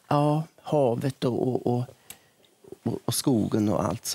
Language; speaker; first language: Swedish; native; Swedish